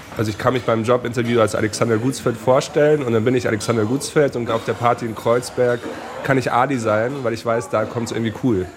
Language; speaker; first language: German; native; German